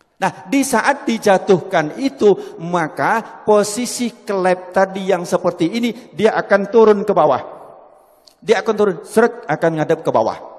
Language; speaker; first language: Indonesian; non-native, local second language; Javanese